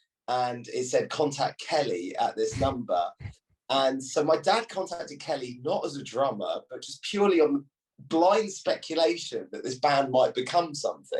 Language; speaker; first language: English; native; English